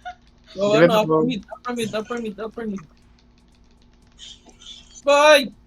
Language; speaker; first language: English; non-native, local second language; Filipino